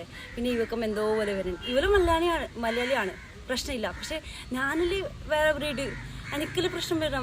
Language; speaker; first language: Malayalam; non-native, local second language; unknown